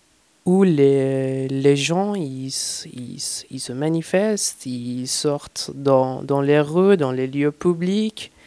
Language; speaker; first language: French; non-native, fluent; Persian